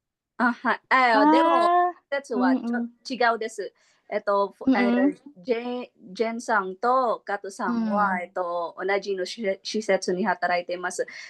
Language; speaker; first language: Japanese; non-native, learner; Filipino